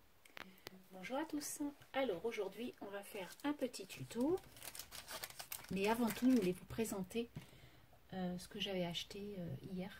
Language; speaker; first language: French; native; French